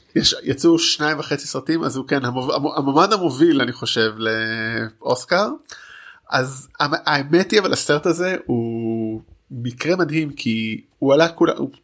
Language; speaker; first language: Hebrew; native; Hebrew